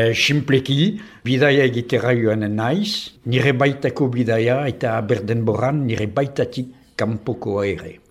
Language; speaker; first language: Basque; non-native, local second language; French